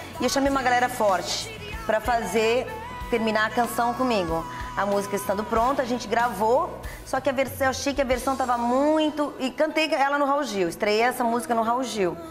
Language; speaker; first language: Portuguese; early bilingual, other home language; Italian